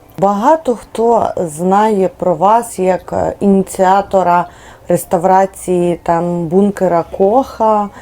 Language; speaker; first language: Ukrainian; native; Ukrainian